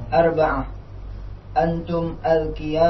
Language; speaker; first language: Arabic; non-native, learner; Indonesian